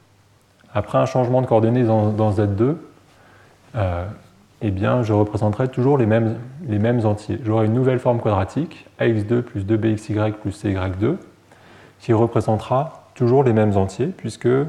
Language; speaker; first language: French; native; French